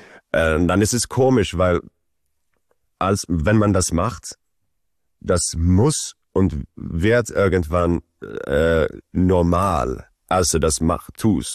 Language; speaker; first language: German; early bilingual, heritage; Swedish